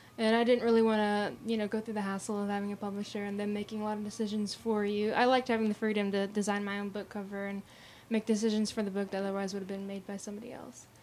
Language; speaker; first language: English; native; English